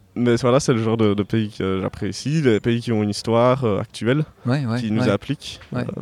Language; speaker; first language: French; native; French